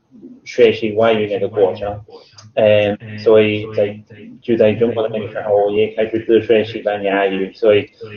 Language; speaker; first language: Chinese; non-native, fluent; English